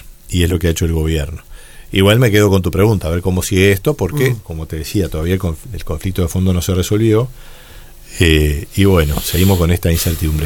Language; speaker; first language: Spanish; native; Spanish